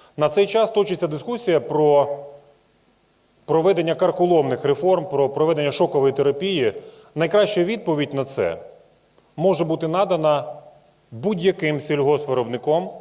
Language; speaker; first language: Ukrainian; native; Ukrainian